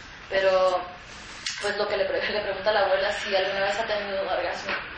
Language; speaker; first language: Spanish; native; Spanish